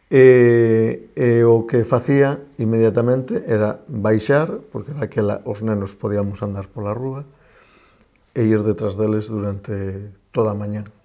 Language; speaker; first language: Galician; non-native, local second language; Spanish